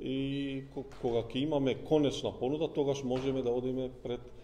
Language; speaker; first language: Macedonian; non-native, local second language; Albanian